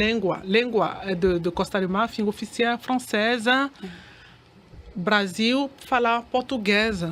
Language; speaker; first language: Portuguese; non-native, learner; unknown